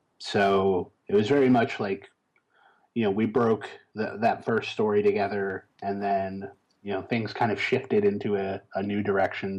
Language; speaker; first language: English; native; English